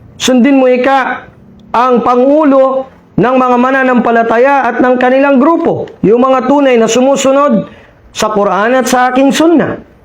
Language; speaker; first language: Filipino; non-native, local second language; Maranao